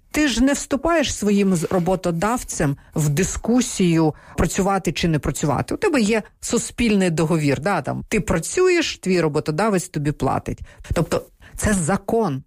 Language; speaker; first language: Ukrainian; non-native, local second language; Russian